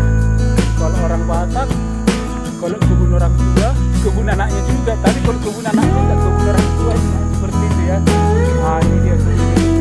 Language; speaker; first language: Indonesian; non-native, local second language; Batak Toba